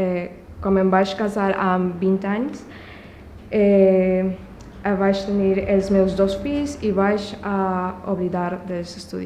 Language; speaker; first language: Catalan; non-native, local second language; Spanish